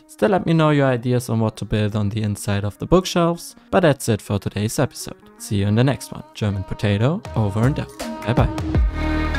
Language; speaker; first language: English; non-native, fluent; German